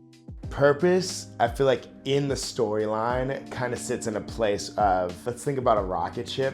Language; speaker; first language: English; native; English